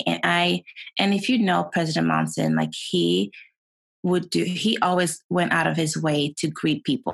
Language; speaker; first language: English; non-native, fluent; Swedish